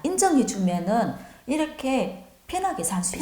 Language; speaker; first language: Korean; non-native, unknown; Vietnamese